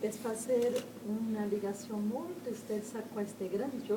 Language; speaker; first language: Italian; non-native, learner; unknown